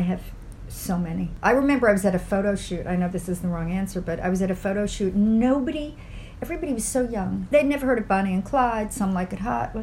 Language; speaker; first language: English; native; English